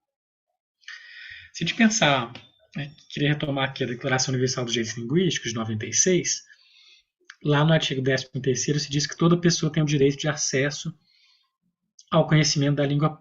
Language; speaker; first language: Portuguese; native; Portuguese